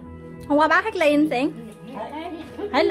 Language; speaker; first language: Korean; non-native, learner; Vietnamese